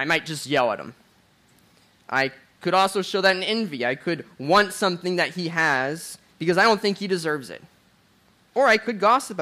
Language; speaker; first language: English; native; English